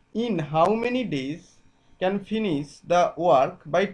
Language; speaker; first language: English; non-native, local second language; Bangla